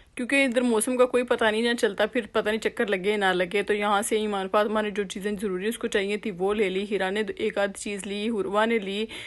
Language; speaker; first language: Urdu; native; Urdu